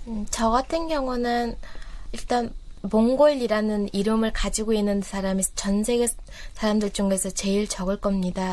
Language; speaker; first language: Korean; non-native, fluent; Mongolian